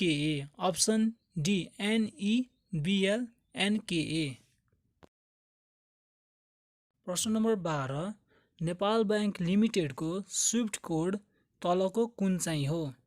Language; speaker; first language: Nepali; native; Nepali